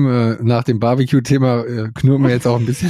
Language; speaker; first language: German; native; German